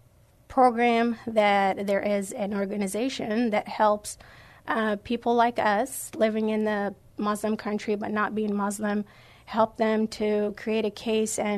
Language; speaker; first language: English; non-native, fluent; Persian